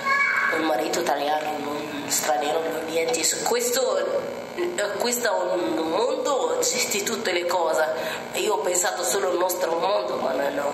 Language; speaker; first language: Italian; non-native, learner; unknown